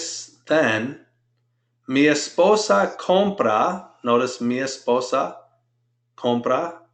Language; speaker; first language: Spanish; non-native, fluent; English